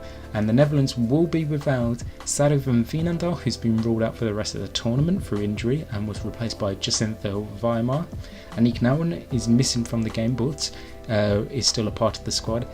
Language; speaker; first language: English; native; English